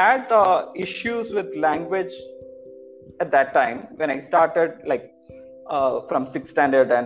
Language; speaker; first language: English; non-native, local second language; Malayalam